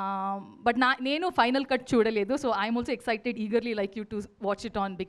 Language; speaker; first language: Telugu; non-native, fluent; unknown